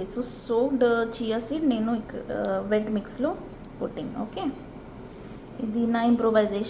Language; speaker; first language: Telugu; non-native, learner; Marathi